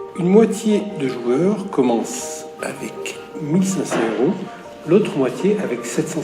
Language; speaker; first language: French; native; French